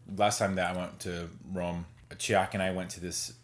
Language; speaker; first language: English; native; English